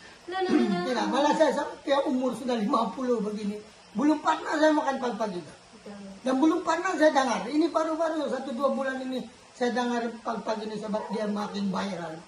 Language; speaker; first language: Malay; non-native, local second language; Filipino